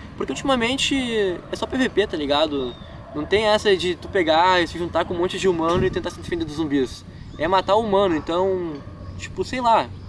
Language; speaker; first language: Portuguese; native; Portuguese